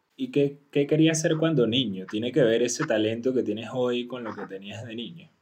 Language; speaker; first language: Spanish; native; Spanish